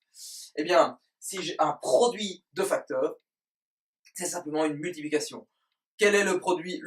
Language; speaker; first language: French; native; French